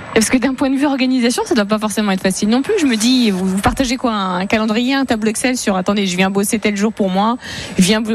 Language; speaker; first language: French; native; French